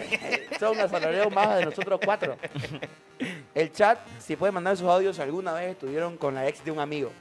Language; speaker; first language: Spanish; native; Spanish